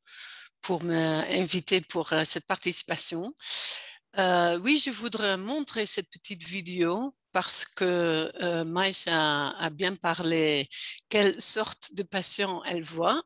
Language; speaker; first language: French; non-native, fluent; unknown